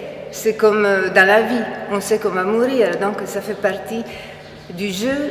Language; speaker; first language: French; non-native, fluent; Italian